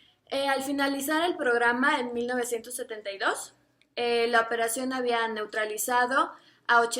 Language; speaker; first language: Spanish; native; Spanish